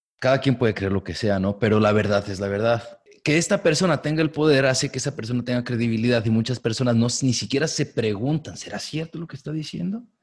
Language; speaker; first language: Spanish; native; Spanish